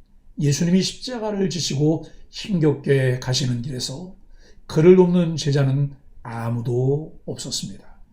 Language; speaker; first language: Korean; native; Korean